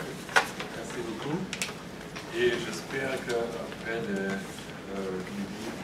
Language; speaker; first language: French; non-native, fluent; German